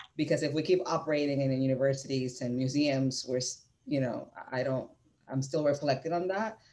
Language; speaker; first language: English; non-native, fluent; Spanish